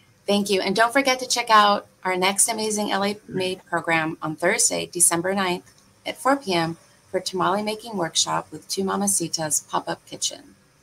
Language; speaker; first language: English; native; English